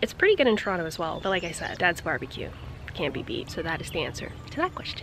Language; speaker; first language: English; early bilingual, other home language; Russian